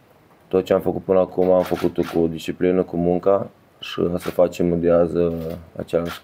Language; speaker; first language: Romanian; early bilingual, heritage; Romanian